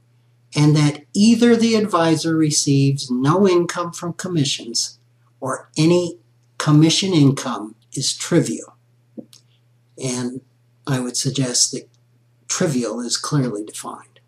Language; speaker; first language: English; native; English